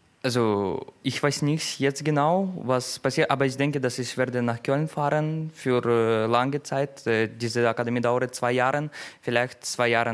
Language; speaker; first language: German; non-native, learner; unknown